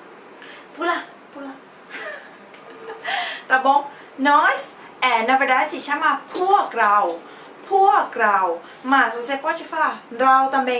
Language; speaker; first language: Portuguese; non-native, fluent; Thai